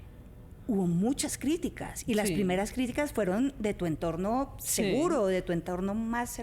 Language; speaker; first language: Spanish; native; Spanish